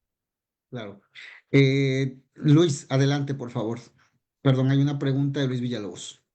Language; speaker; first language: Spanish; native; Spanish